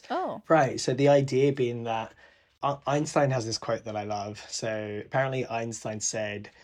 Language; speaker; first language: English; native; English